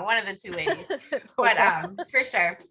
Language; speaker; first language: English; native; English